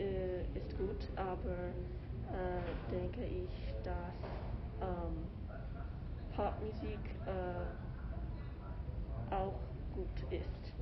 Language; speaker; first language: German; non-native, learner; English